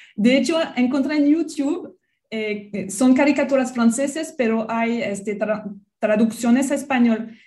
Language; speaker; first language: Spanish; non-native, fluent; French